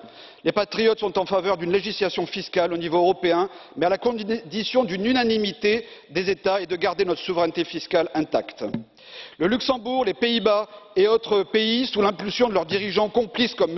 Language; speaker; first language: French; native; French